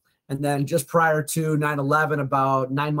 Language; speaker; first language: English; native; English